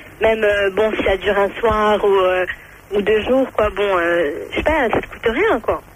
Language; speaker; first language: French; early bilingual, other home language; Arabic